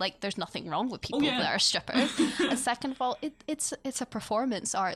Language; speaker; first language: English; native; English